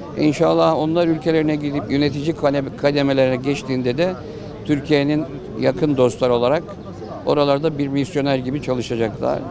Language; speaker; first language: Turkish; native; Turkish